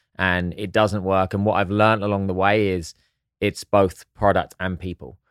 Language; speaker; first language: English; native; English